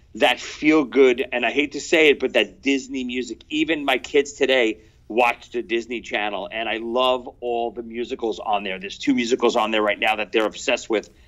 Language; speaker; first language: English; native; English